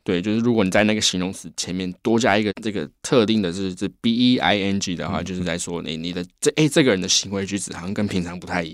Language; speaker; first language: Chinese; native; Chinese